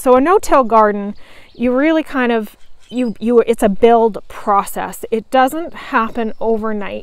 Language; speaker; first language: English; native; English